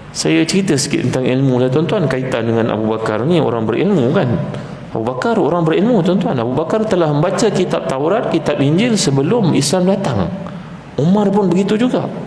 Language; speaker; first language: Malay; native; Malay